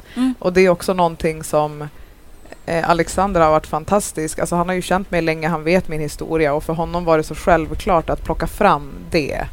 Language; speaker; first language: Swedish; native; Swedish